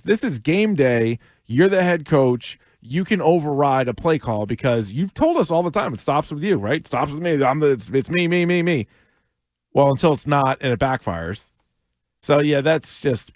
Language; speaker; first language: English; native; English